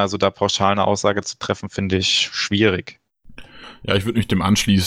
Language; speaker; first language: German; native; German